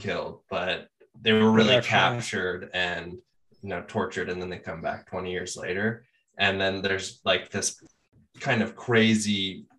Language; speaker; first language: English; native; English